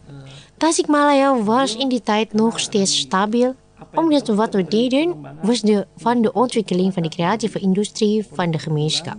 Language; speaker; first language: Dutch; non-native, fluent; Indonesian